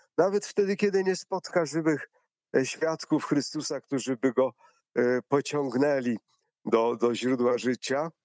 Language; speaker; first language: Polish; native; Polish